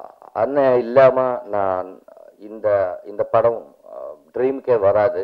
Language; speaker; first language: Tamil; non-native, learner; Telugu